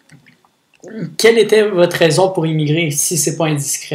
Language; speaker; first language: French; native; French